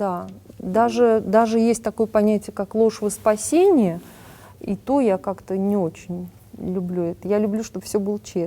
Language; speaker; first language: Russian; native; Russian